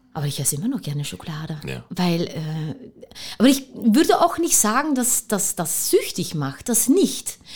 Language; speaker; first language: German; non-native, fluent; Dutch